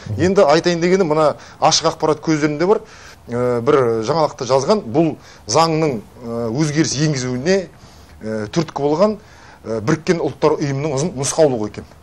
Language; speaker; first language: Kazakh; native; Kazakh